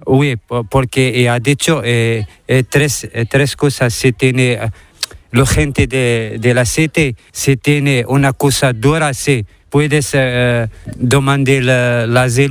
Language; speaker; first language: Spanish; non-native, learner; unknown